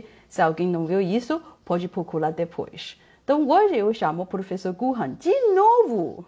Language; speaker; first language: Portuguese; non-native, fluent; Chinese